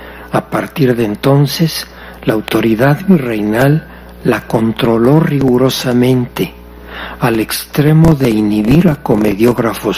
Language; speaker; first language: Spanish; native; Spanish